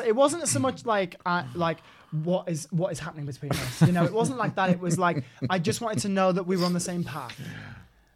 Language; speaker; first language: English; native; English